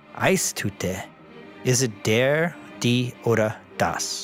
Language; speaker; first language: German; non-native, learner; English